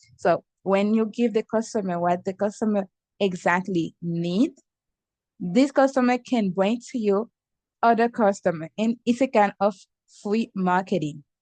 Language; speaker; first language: English; non-native, learner; Haitian Creole